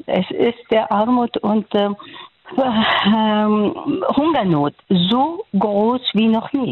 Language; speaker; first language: German; non-native, fluent; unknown